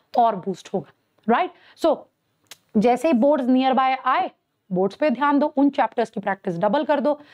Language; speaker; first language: Hindi; native; Hindi